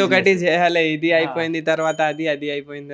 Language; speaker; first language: Telugu; non-native, local second language; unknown